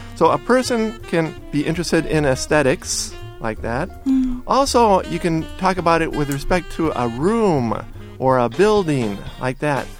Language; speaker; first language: English; native; English